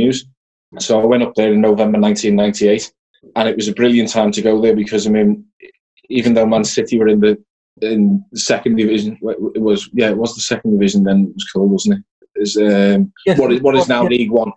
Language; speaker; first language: English; native; English